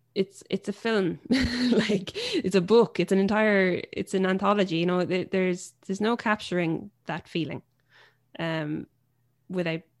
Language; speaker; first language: English; native; English